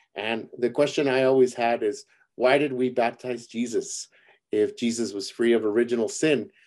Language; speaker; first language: English; early bilingual, other home language; Spanish